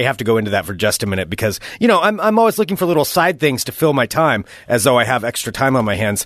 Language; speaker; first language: English; native; English